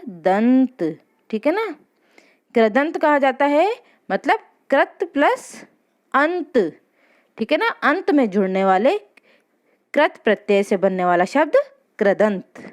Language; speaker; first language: Hindi; native; Hindi